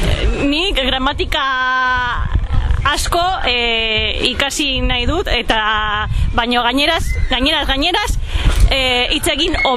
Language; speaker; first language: Basque; non-native, learner; Spanish